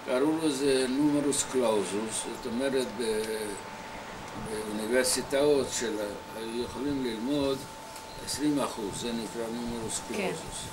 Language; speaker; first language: Hebrew; non-native, fluent; Hungarian